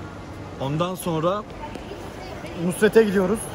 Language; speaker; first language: Turkish; native; Turkish